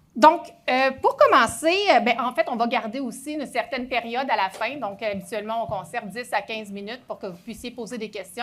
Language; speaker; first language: French; native; French